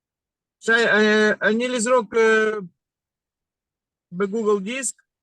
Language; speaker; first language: Hebrew; non-native, learner; Russian